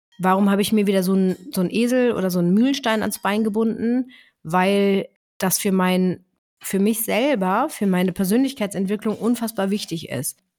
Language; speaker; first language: German; early bilingual, other home language; Greek